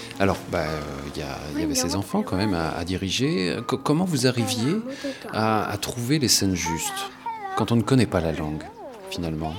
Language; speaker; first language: French; native; French